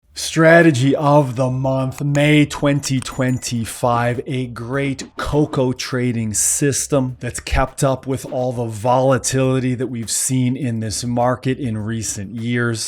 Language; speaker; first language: English; native; English